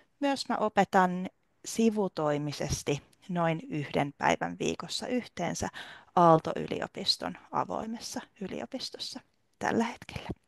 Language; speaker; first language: Finnish; native; Finnish